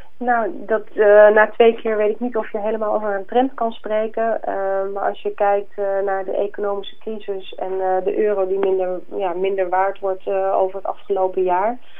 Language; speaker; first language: Dutch; native; Dutch